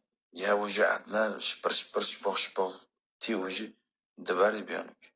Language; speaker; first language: Russian; non-native, learner; Uzbek